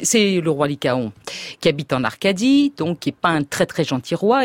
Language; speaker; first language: French; native; French